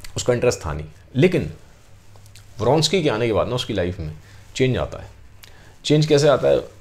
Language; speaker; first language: Hindi; native; Hindi